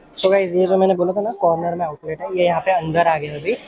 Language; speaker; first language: Hindi; non-native, local second language; Marathi